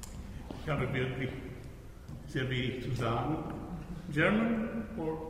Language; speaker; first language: German; non-native, fluent; Hungarian